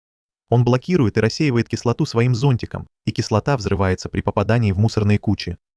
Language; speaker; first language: Russian; native; Russian